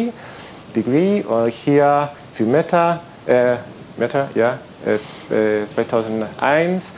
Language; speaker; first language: German; non-native, learner; Spanish